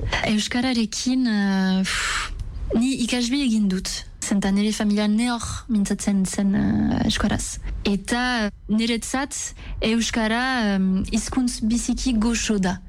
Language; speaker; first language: Basque; non-native, local second language; French